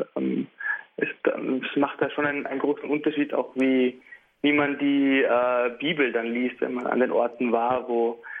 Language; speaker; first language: German; early bilingual, heritage; German